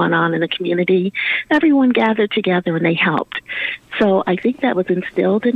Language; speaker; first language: English; native; English